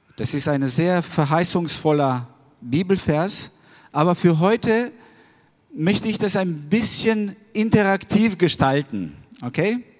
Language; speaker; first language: German; non-native, fluent; Albanian